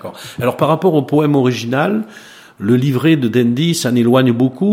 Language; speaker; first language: French; native; French